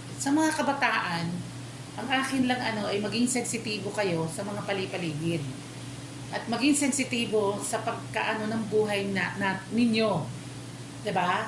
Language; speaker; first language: Filipino; native; Filipino